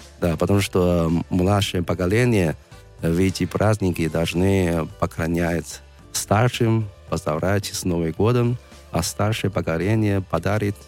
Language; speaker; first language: Russian; non-native, learner; Chinese